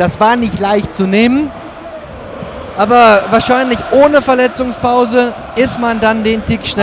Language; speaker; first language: German; native; German